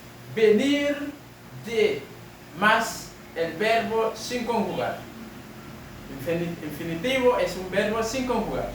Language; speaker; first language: Spanish; non-native, fluent; French